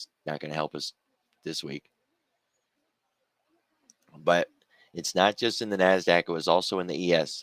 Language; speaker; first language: English; native; English